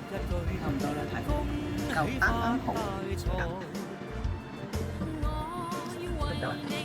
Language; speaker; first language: Cantonese; native; Cantonese